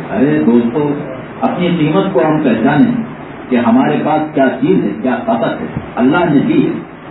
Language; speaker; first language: Urdu; native; Urdu